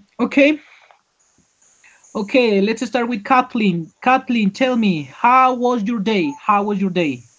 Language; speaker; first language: English; non-native, learner; Spanish